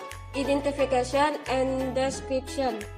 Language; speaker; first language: English; non-native, learner; Indonesian